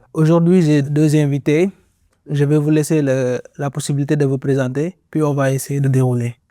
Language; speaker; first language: French; native; French